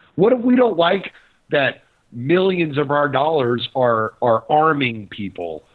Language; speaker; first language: English; native; English